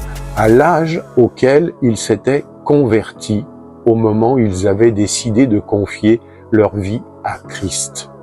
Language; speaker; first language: French; native; French